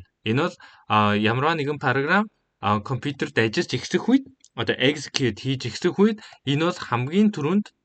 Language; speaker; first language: Mongolian; native; Mongolian